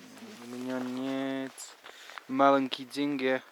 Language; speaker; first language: Russian; non-native, learner; English